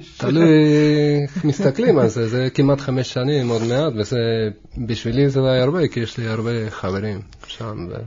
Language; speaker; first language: Hebrew; non-native, fluent; Spanish